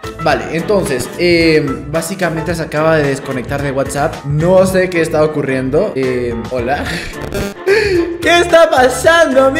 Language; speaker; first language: Spanish; native; Spanish